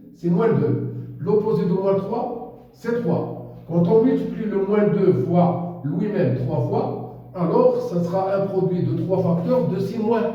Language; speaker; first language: French; non-native, local second language; Arabic